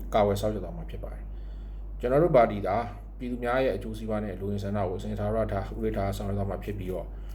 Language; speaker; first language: Burmese; non-native, local second language; Hakha Chin